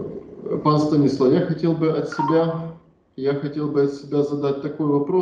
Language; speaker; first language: Russian; native; Russian